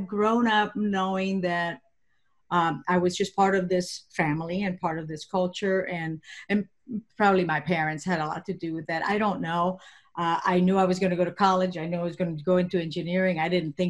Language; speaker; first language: English; non-native, fluent; Spanish